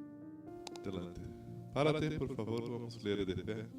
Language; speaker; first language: Spanish; non-native, fluent; Portuguese